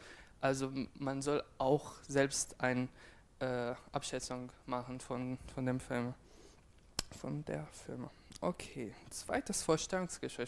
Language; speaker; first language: German; non-native, fluent; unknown